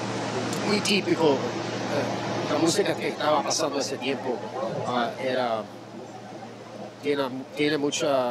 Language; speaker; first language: Spanish; early bilingual, heritage; Spanish